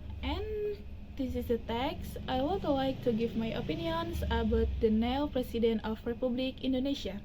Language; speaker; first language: English; non-native, learner; Indonesian